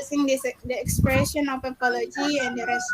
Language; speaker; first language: English; non-native, fluent; Indonesian